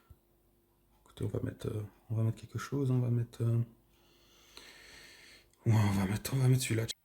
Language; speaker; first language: French; native; French